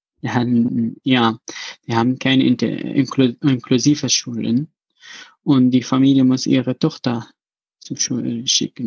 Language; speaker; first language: German; non-native, learner; Arabic